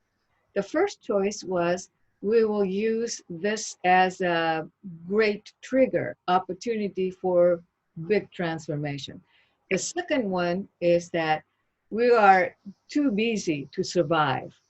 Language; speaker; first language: English; non-native, fluent; Japanese